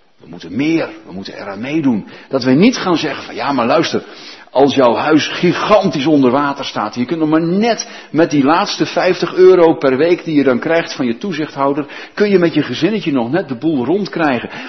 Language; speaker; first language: Dutch; native; Dutch